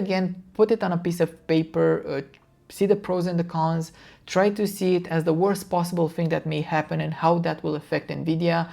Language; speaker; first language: English; non-native, fluent; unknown